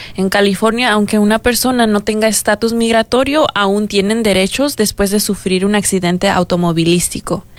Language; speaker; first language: Spanish; early bilingual, heritage; Spanish